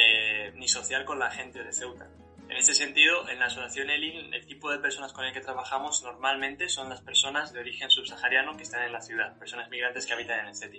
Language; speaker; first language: Spanish; native; Spanish